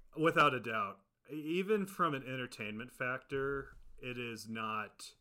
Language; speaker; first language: English; native; English